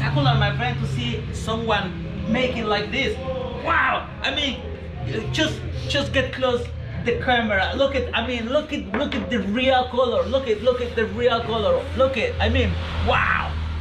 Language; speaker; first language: English; non-native, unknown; Spanish